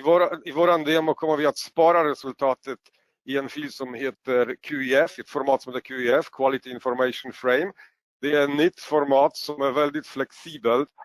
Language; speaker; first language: Swedish; non-native, fluent; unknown